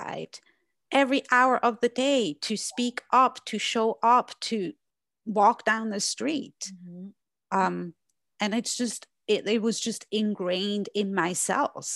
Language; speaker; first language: English; non-native, fluent; German